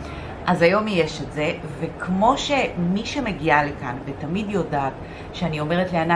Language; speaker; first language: Hebrew; native; Hebrew